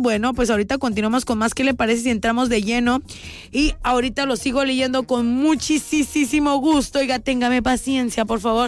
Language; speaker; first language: Spanish; native; Spanish